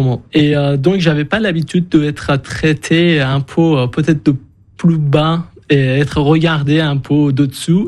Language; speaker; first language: French; non-native, fluent; Persian